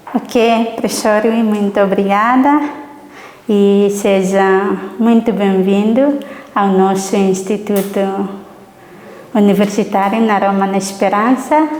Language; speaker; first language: Portuguese; non-native, learner; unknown